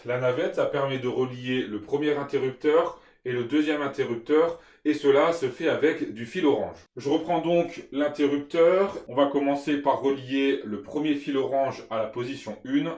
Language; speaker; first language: French; native; French